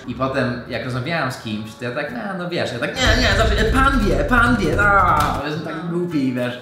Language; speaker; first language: Polish; early bilingual, heritage; Polish